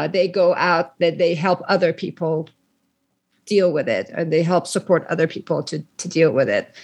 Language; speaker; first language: English; early bilingual, other home language; Persian